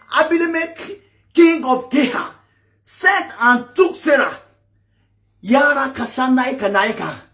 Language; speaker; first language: English; non-native, local second language; Yoruba